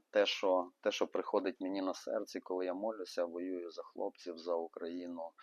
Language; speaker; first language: Ukrainian; non-native, local second language; Russian